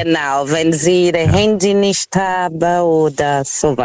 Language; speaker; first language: German; non-native, fluent; Portuguese